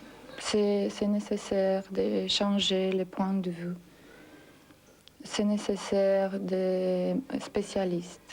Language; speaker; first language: French; non-native, fluent; Romanian